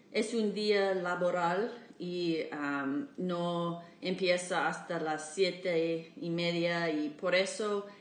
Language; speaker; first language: Spanish; non-native, fluent; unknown